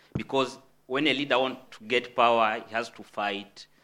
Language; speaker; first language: English; non-native, fluent; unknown